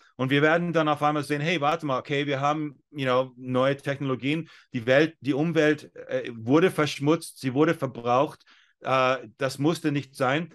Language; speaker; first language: German; non-native, fluent; English